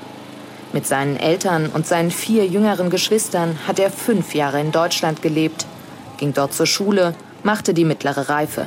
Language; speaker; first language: German; native; German